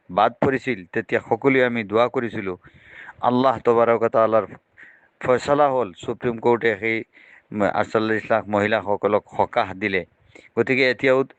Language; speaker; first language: Assamese; non-native, local second language; Bangla